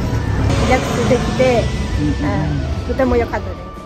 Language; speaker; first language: Japanese; non-native, fluent; Nepali